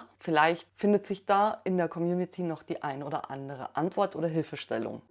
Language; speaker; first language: German; native; German